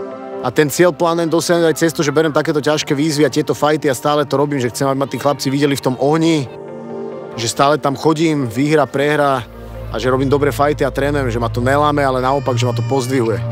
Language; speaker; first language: Slovak; native; Slovak